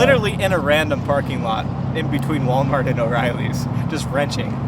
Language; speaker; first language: English; native; English